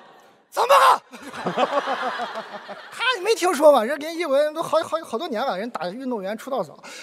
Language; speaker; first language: Chinese; native; Chinese